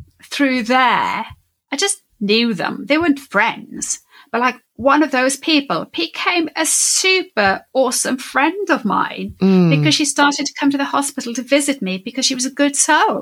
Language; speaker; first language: English; native; English